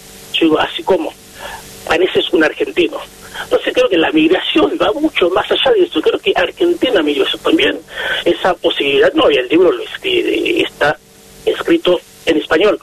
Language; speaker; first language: Spanish; non-native, fluent; Haitian Creole